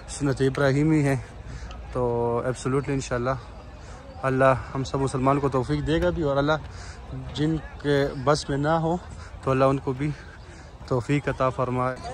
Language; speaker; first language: Urdu; non-native, local second language; Pashto